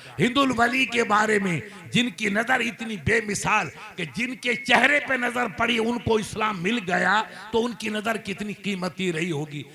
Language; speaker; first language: Urdu; non-native, local second language; Sindhi